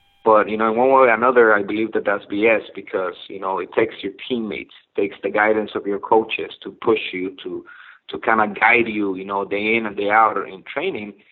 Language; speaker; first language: English; non-native, fluent; Spanish